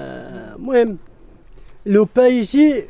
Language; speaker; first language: French; non-native, learner; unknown